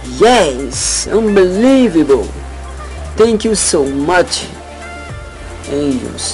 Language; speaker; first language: English; non-native, learner; Portuguese